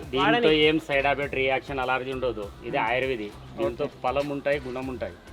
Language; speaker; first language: Telugu; non-native, local second language; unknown